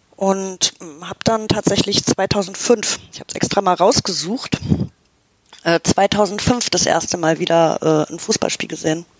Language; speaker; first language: German; early bilingual, other home language; English